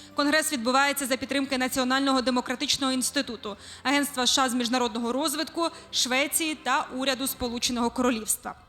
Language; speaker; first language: Ukrainian; native; Ukrainian